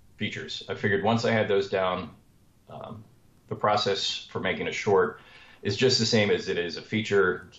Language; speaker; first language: English; native; English